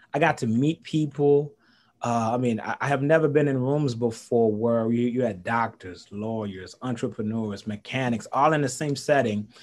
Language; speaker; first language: English; early bilingual, other home language; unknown